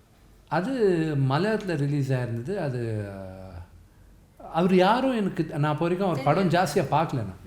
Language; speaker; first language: Tamil; non-native, local second language; Telugu